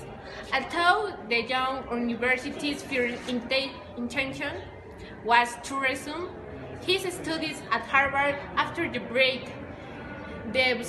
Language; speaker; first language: English; non-native, learner; Spanish